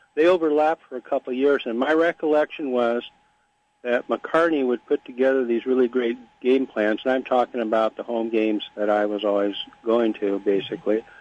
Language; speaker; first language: English; native; English